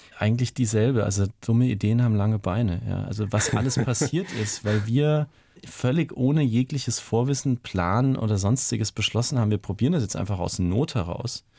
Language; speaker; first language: German; native; German